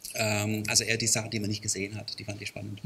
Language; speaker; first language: German; native; German